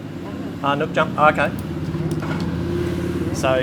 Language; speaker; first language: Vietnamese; non-native, learner; English